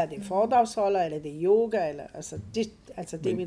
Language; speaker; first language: Danish; non-native, fluent; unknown